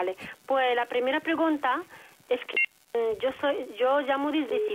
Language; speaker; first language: Spanish; non-native, fluent; Arabic